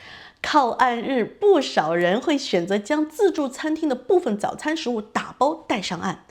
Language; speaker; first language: Chinese; native; Chinese